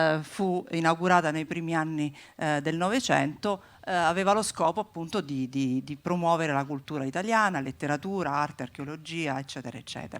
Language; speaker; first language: Italian; native; Italian